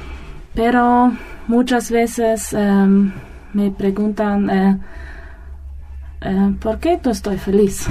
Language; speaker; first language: Spanish; non-native, learner; German